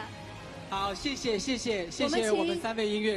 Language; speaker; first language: Chinese; native; Chinese